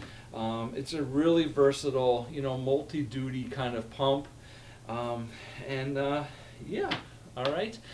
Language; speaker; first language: English; native; English